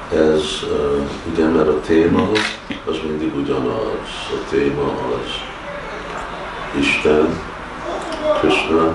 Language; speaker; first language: Hungarian; early bilingual, heritage; Hungarian